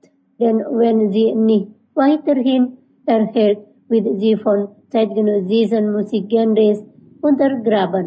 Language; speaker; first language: German; non-native, learner; Indonesian